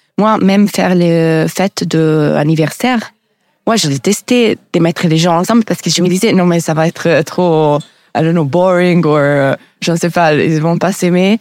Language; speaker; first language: French; non-native, learner; Italian